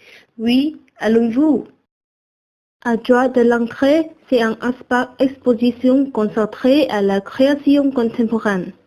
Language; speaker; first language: French; non-native, learner; Vietnamese